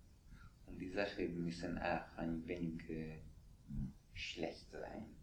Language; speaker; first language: German; non-native, fluent; Italian